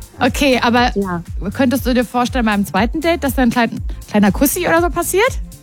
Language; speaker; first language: German; native; German